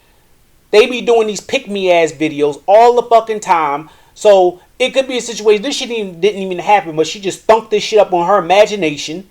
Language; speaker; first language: English; native; English